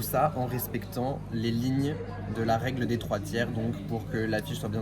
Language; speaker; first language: French; native; French